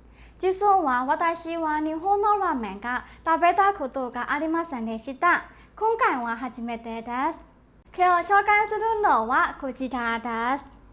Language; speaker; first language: Japanese; non-native, learner; Burmese